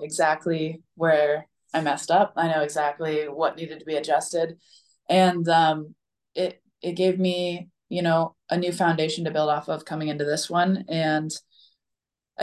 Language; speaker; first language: English; native; English